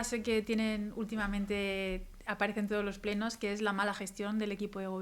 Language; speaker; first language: Spanish; native; Spanish